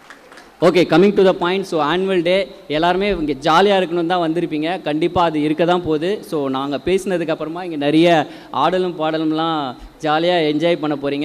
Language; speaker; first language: Tamil; native; Tamil